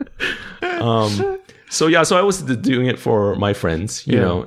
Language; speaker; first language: English; non-native, local second language; Cantonese